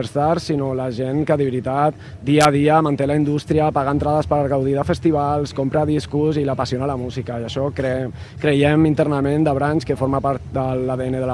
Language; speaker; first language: Catalan; non-native, local second language; Spanish